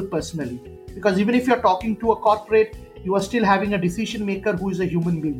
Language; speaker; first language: English; non-native, local second language; Bangla